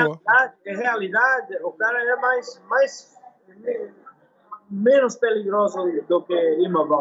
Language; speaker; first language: Portuguese; non-native, learner; English